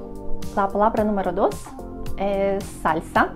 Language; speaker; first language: Spanish; non-native, learner; Russian